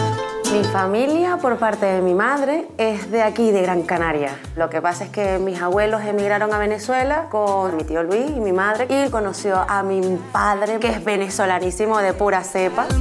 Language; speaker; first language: Spanish; native; Spanish